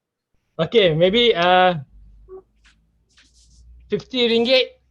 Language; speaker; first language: English; non-native, learner; Malay